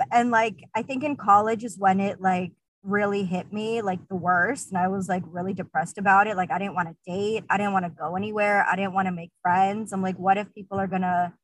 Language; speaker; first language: English; early bilingual, other home language; Russian